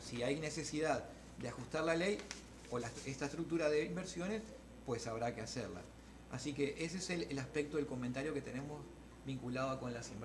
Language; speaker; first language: Spanish; native; Spanish